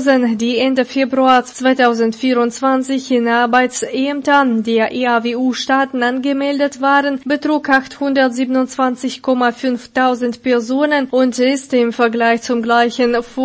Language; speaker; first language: German; non-native, fluent; Russian